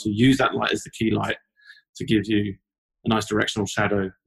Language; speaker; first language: English; native; English